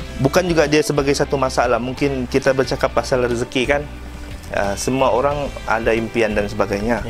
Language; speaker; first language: Malay; native; Malay